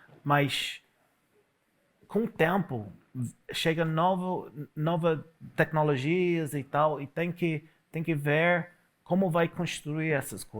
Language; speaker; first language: Portuguese; non-native, fluent; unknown